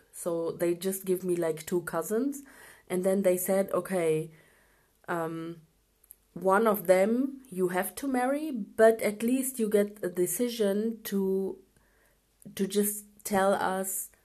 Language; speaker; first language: English; non-native, fluent; Urdu